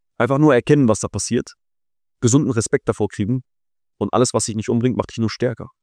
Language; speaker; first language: German; early bilingual, other home language; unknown